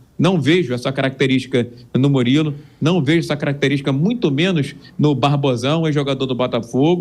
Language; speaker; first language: Portuguese; native; Portuguese